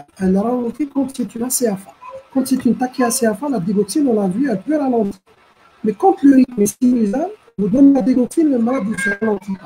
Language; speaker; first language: French; non-native, local second language; Arabic